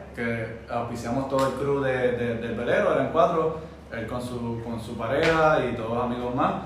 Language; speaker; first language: Spanish; native; Spanish